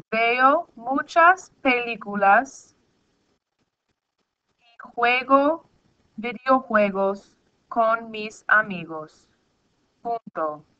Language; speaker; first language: Spanish; non-native, fluent; English